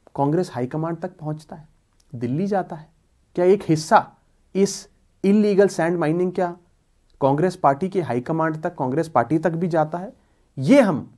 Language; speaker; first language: Hindi; non-native, local second language; Punjabi